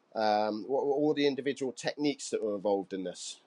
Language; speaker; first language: English; native; English